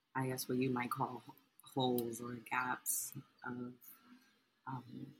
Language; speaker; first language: English; native; English